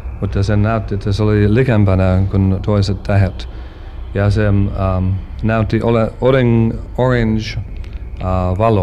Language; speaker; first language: Finnish; early bilingual, heritage; Finnish